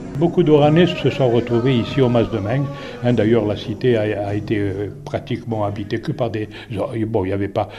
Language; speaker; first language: French; native; French